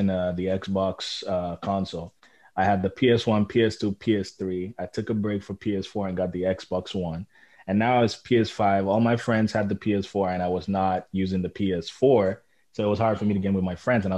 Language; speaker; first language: English; non-native, local second language; Igbo